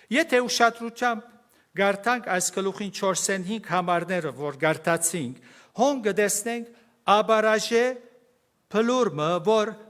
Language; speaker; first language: Armenian; early bilingual, heritage; Armenian